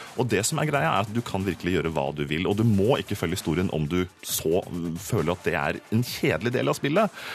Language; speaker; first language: Norwegian; native; Norwegian